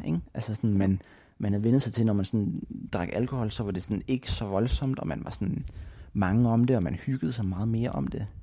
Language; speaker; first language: Danish; native; Danish